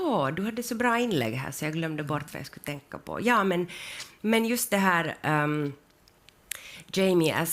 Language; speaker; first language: Swedish; native; Swedish